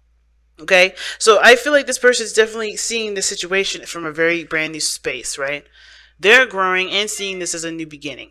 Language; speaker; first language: English; native; English